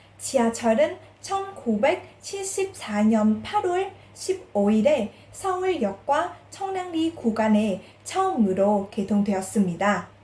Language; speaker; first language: Korean; non-native, fluent; Vietnamese